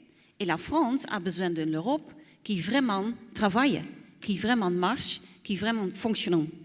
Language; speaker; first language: French; non-native, fluent; Dutch